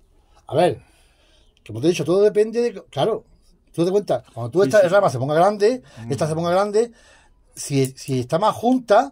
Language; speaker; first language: Spanish; native; Spanish